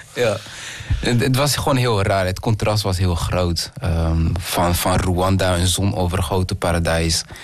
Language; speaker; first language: Dutch; early bilingual, other home language; Kinyarwanda